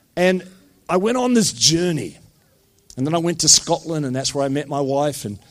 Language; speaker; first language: English; native; English